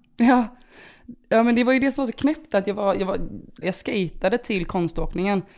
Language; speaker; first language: Swedish; early bilingual, other home language; Romanian